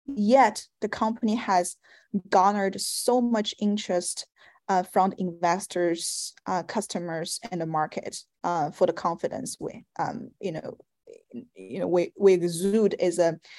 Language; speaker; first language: English; non-native, fluent; Chinese